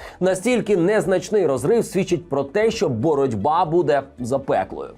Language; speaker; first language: Ukrainian; native; Ukrainian